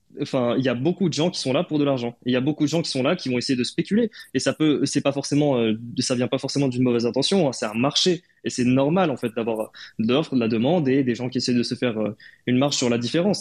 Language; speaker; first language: French; native; French